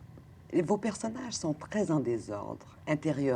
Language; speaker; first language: French; native; French